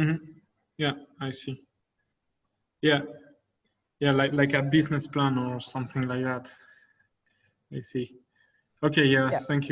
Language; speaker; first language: English; non-native, fluent; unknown